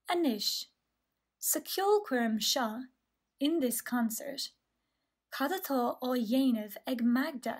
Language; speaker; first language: Irish; non-native, local second language; English